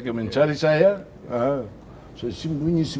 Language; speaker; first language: Indonesian; non-native, fluent; Tetum